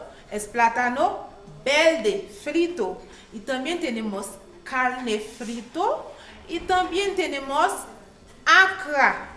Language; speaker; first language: Spanish; non-native, learner; Haitian Creole